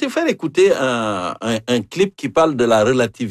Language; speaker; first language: French; native; French